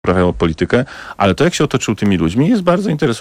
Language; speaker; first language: Polish; native; Polish